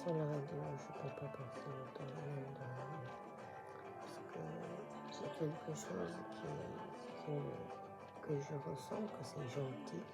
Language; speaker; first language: French; non-native, learner; Japanese